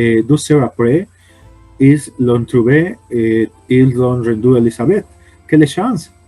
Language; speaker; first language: French; non-native, learner; Spanish